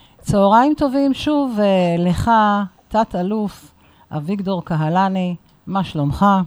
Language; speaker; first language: Hebrew; native; Hebrew